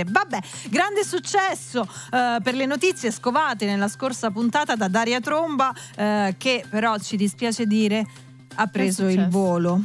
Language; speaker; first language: Italian; native; Italian